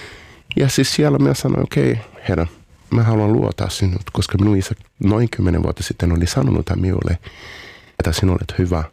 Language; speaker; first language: Finnish; non-native, learner; Portuguese